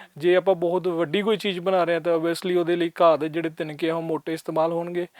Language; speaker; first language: Punjabi; native; Punjabi